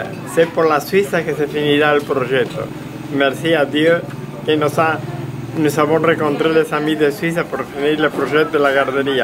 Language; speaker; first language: French; non-native, learner; Spanish